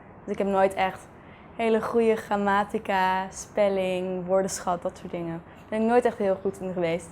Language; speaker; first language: Dutch; early bilingual, heritage; Dutch